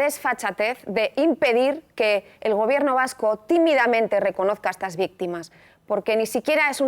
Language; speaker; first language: Spanish; native; Spanish